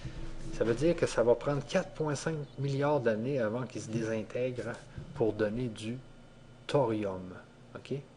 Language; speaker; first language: French; native; French